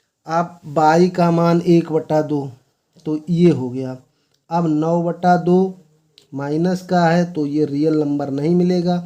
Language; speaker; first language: Hindi; native; Hindi